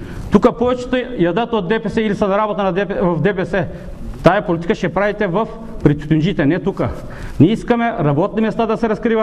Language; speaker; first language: Bulgarian; non-native, local second language; Turkish